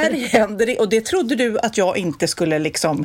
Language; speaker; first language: Swedish; native; Swedish